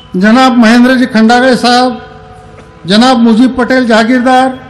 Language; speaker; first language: Hindi; non-native, local second language; Marathi